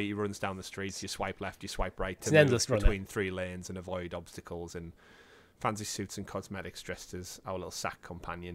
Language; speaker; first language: English; native; English